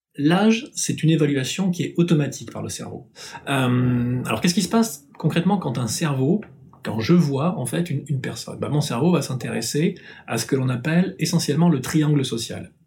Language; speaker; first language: French; native; French